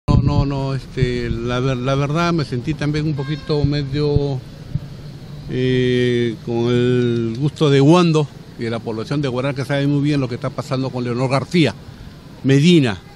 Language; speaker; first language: Spanish; native; Spanish